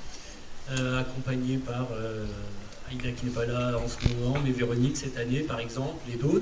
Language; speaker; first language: French; native; French